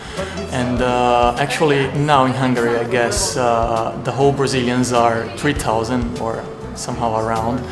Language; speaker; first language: English; non-native, fluent; Portuguese